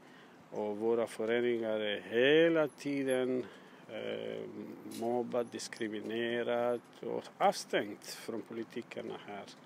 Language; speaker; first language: Swedish; non-native, learner; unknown